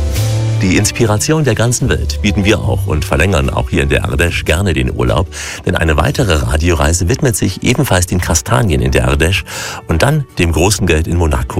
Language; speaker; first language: German; native; German